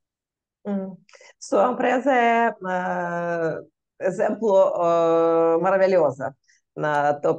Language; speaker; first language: Portuguese; non-native, learner; Russian